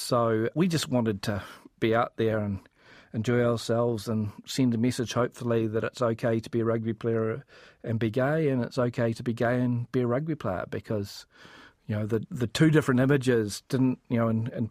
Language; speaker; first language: English; native; English